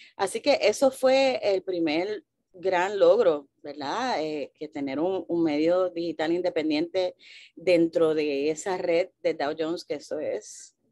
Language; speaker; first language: Spanish; early bilingual, heritage; Spanish